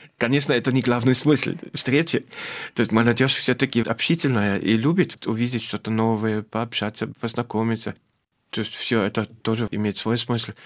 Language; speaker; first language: Russian; non-native, fluent; German